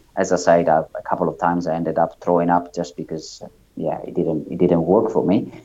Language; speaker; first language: English; non-native, fluent; Italian